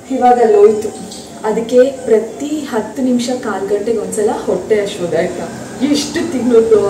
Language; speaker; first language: Kannada; non-native, local second language; Tulu